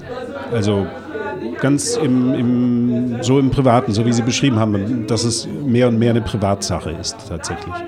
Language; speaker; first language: German; native; German